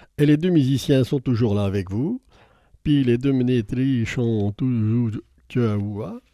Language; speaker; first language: French; native; French